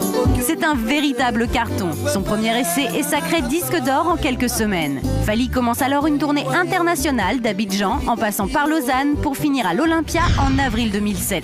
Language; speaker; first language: French; native; French